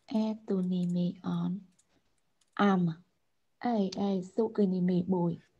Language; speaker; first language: Finnish; non-native, learner; Vietnamese